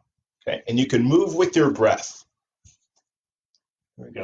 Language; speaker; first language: English; native; English